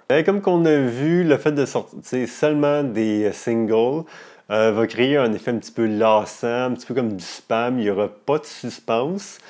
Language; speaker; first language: French; native; French